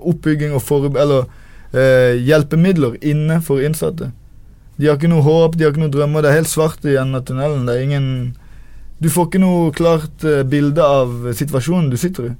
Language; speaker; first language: Norwegian; native; Norwegian